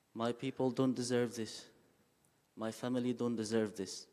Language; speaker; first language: English; non-native, fluent; Arabic